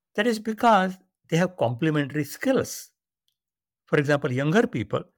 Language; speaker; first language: English; non-native, local second language; Marathi